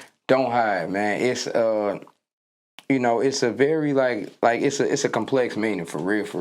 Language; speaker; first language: English; native; English